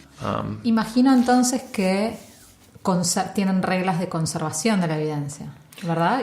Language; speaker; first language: Spanish; native; Spanish